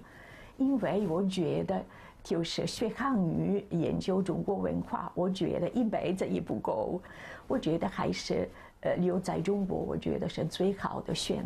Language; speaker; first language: Chinese; non-native, fluent; Italian